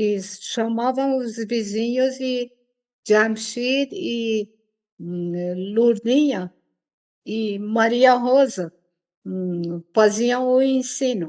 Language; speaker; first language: Portuguese; non-native, fluent; Persian